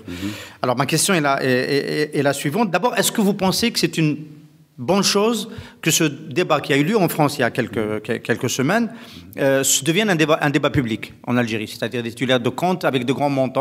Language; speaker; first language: French; non-native, local second language; Arabic